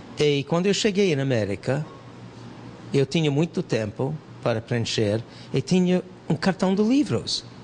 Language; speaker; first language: Portuguese; non-native, fluent; English